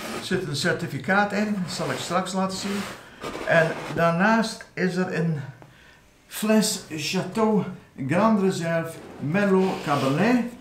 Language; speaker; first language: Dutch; non-native, fluent; English